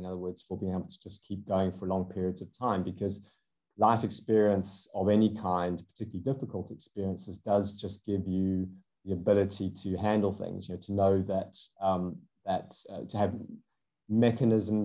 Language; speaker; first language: English; native; English